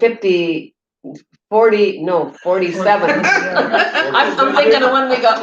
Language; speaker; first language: English; native; English